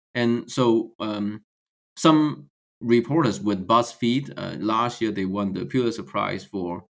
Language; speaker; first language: English; non-native, fluent; Chinese